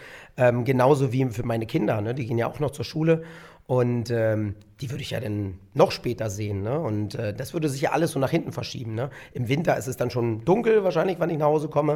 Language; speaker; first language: German; native; German